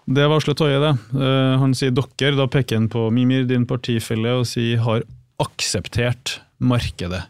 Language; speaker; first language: Norwegian; native; Norwegian